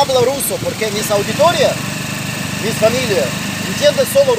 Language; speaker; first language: Spanish; non-native, learner; Russian